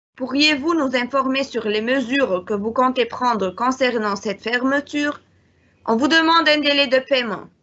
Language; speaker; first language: French; non-native, fluent; Arabic